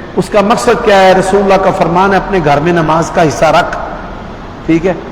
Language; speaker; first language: Urdu; non-native, local second language; Punjabi